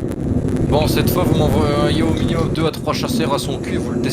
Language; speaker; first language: French; native; French